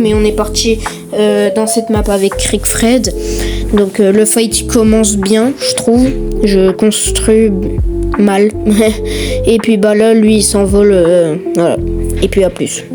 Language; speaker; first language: French; native; French